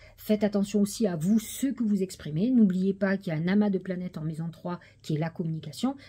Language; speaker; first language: French; native; French